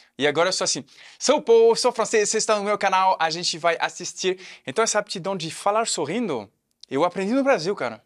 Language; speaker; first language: Portuguese; non-native, fluent; French